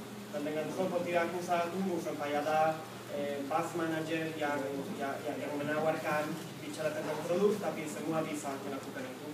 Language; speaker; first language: Indonesian; non-native, fluent; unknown